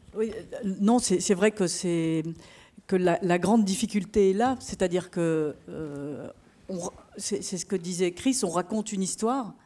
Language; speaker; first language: French; native; French